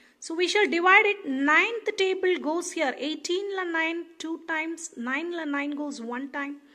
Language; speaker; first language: English; non-native, local second language; Tamil